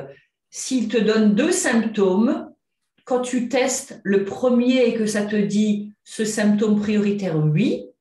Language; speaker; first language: French; native; French